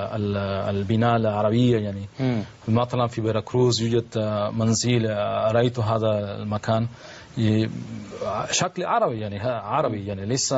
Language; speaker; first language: Arabic; non-native, learner; Spanish